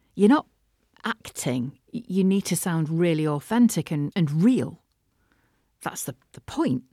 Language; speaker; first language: English; native; English